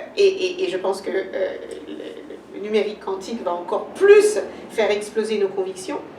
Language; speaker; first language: French; early bilingual, other home language; Kabuverdianu